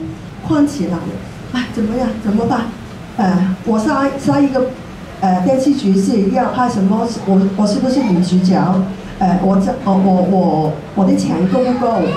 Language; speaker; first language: Chinese; non-native, local second language; Cantonese